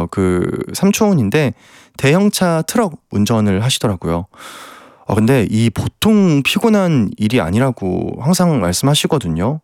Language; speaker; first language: Korean; native; Korean